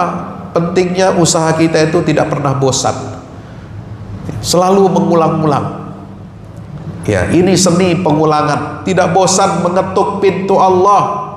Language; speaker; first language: Indonesian; native; Indonesian